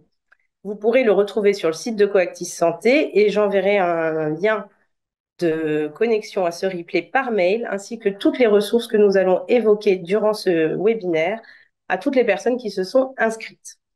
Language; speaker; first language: French; native; French